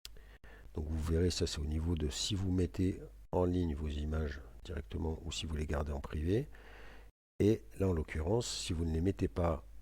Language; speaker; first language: French; native; French